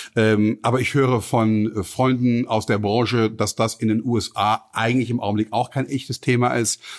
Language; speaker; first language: German; native; German